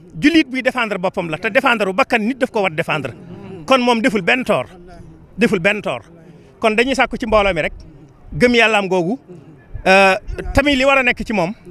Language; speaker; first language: Wolof; native; Wolof